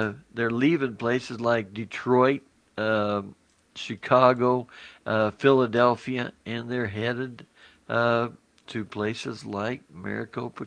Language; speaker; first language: English; native; English